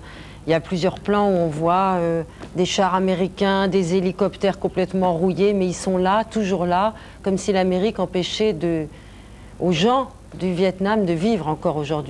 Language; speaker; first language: French; native; French